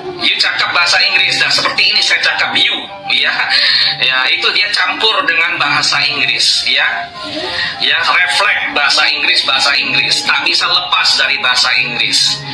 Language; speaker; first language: Indonesian; native; Indonesian